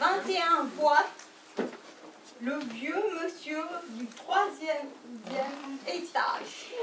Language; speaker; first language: French; native; French